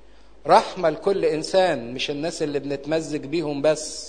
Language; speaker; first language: Arabic; native; Arabic